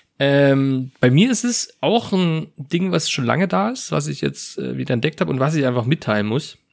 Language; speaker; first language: German; native; German